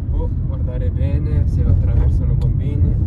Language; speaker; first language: Italian; early bilingual, other home language; Filipino